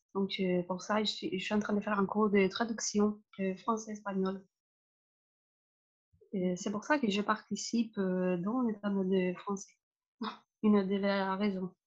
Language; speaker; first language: French; non-native, fluent; Spanish